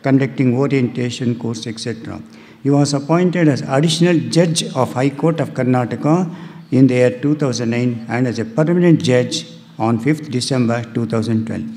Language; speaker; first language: English; non-native, local second language; Kannada